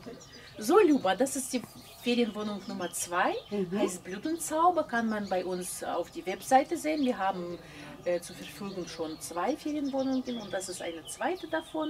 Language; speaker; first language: German; non-native, fluent; Russian